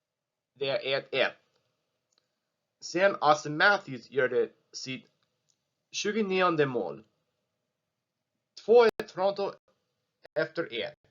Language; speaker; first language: Swedish; non-native, learner; English